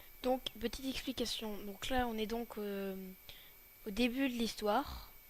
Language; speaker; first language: French; native; French